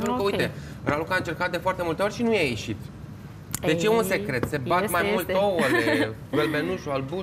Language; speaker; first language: Romanian; native; Romanian